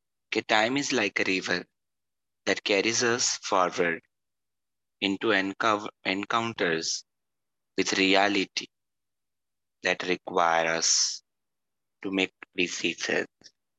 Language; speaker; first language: English; non-native, local second language; Gujarati